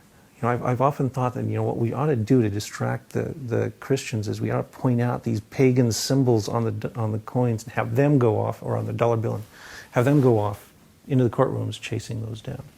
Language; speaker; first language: English; native; English